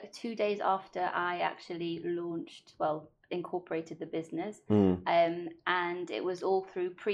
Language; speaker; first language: English; non-native, local second language; Welsh